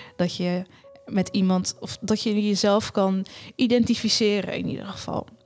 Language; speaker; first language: Dutch; early bilingual, other home language; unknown